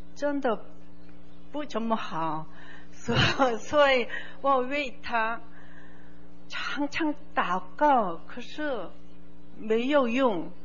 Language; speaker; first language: Chinese; non-native, learner; Korean